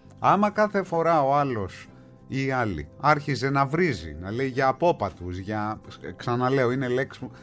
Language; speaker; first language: Greek; native; Greek